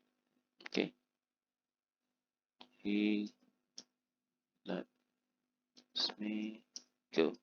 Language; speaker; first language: English; non-native, fluent; Indonesian